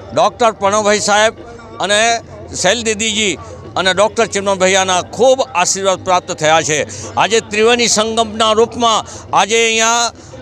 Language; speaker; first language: Gujarati; native; Gujarati